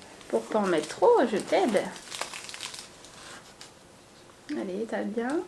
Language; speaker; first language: French; native; French